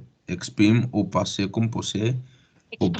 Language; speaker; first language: French; non-native, learner; Spanish